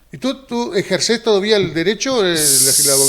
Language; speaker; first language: Spanish; native; Spanish